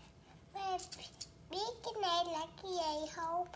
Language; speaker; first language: Vietnamese; early bilingual, heritage; Vietnamese